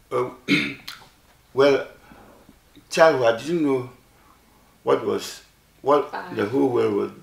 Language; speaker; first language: English; non-native, local second language; Ewe